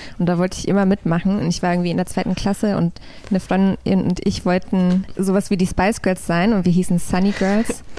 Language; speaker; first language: German; early bilingual, other home language; Polish